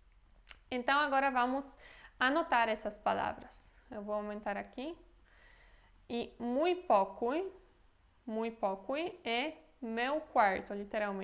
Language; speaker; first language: Portuguese; non-native, fluent; Polish